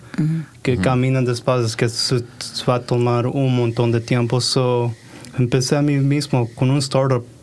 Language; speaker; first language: Spanish; early bilingual, heritage; Spanish